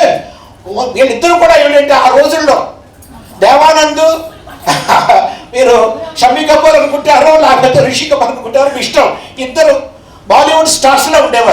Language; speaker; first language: Telugu; native; Telugu